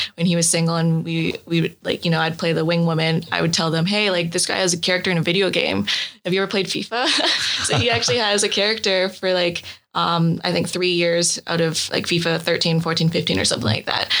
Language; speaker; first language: English; native; English